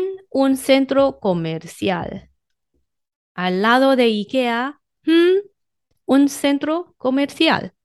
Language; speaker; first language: Spanish; non-native, fluent; Chinese